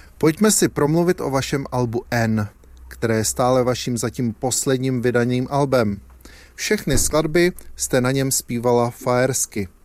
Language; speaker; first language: Czech; native; Czech